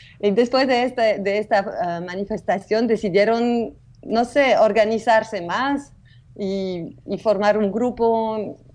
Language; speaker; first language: Spanish; early bilingual, heritage; French